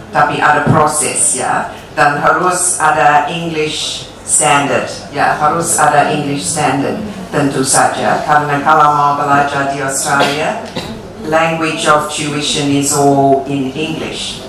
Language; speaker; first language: Indonesian; non-native, fluent; English